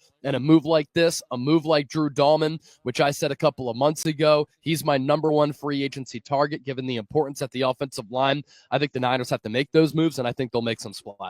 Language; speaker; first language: English; native; English